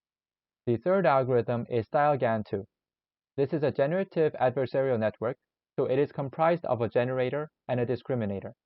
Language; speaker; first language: English; non-native, learner; Korean